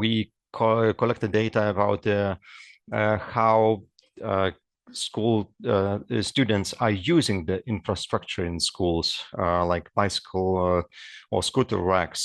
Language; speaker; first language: English; non-native, fluent; Lithuanian